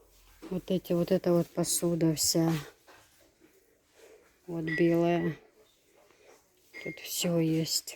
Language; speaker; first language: Russian; native; Russian